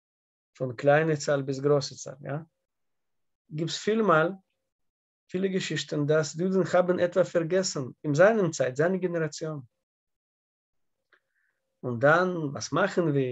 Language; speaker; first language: German; non-native, learner; Russian